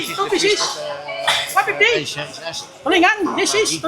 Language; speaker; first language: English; non-native, learner; Hiligaynon